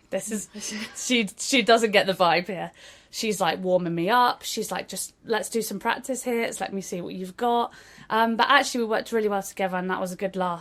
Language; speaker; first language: English; native; English